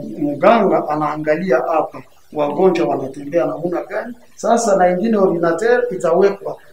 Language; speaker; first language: Swahili; native; Swahili